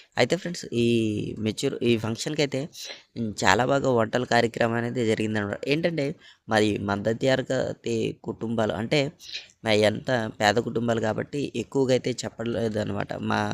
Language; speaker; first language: Telugu; native; Telugu